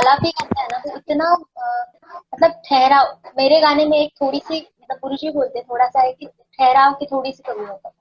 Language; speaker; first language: Hindi; non-native, local second language; Marathi